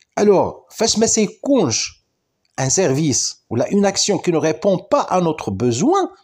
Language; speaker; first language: French; non-native, local second language; Arabic